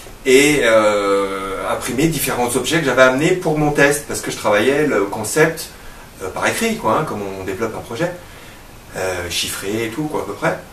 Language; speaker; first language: French; native; French